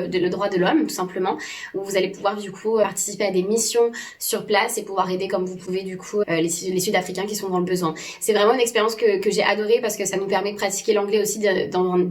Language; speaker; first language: French; native; French